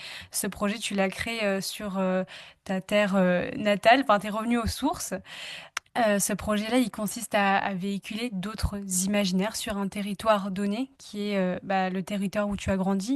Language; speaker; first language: French; native; French